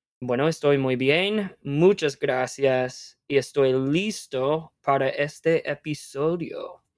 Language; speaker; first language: Spanish; non-native, fluent; English